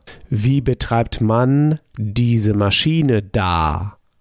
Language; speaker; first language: German; native; German